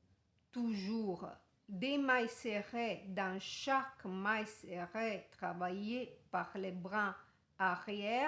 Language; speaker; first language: French; non-native, fluent; Italian